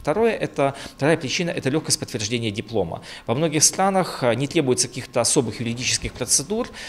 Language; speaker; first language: Russian; native; Russian